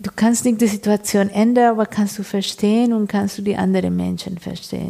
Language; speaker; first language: German; non-native, fluent; Spanish